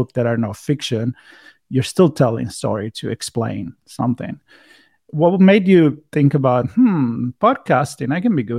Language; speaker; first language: English; non-native, fluent; Italian